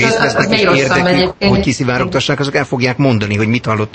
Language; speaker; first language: Hungarian; native; Hungarian